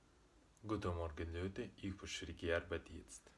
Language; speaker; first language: German; non-native, learner; Russian